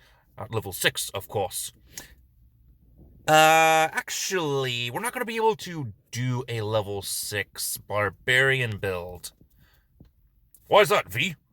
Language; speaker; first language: English; native; English